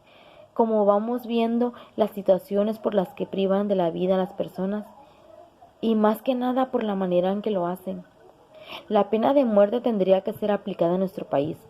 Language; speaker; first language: Spanish; native; Spanish